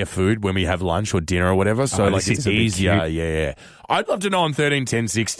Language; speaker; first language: English; native; English